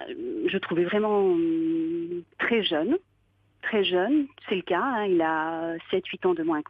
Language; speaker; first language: French; native; French